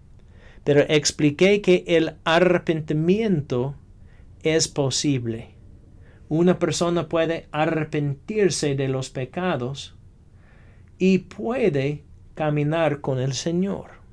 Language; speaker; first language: Spanish; non-native, fluent; English